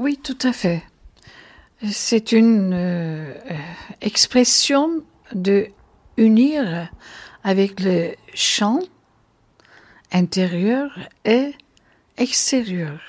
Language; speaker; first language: French; non-native, fluent; Turkish